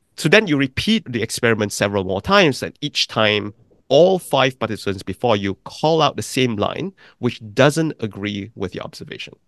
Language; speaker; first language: English; non-native, local second language; Chinese